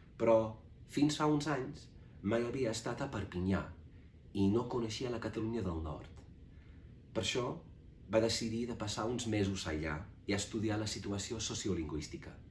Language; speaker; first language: Catalan; non-native, fluent; English